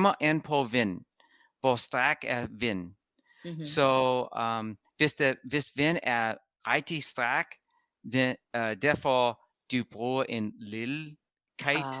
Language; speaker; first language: Danish; non-native, learner; English